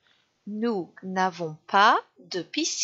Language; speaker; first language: French; non-native, fluent; English